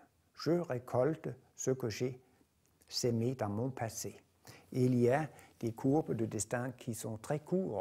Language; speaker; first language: French; non-native, fluent; Danish